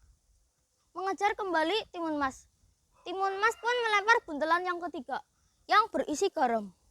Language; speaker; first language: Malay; non-native, local second language; Javanese